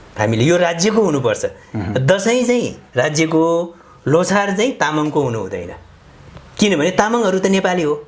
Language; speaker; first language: Nepali; non-native, local second language; Eastern Tamang